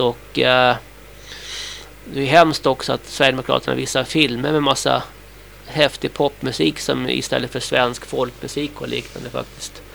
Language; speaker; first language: Swedish; native; Swedish